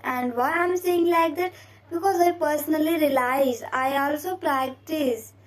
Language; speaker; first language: English; non-native, learner; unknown